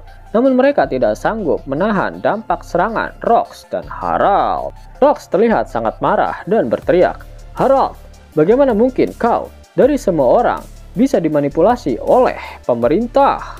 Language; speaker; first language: Indonesian; native; Indonesian